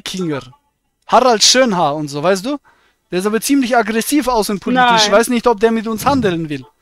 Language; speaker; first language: German; native; German